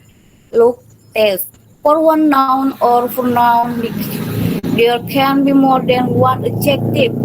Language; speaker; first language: English; non-native, learner; Indonesian